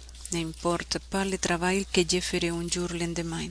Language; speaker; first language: French; non-native, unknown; Spanish